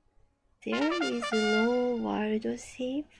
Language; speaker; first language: English; non-native, learner; Japanese